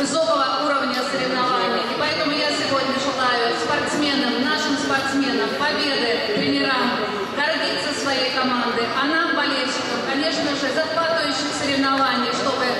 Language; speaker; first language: Russian; native; Russian